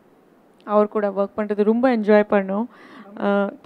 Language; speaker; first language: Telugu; non-native, learner; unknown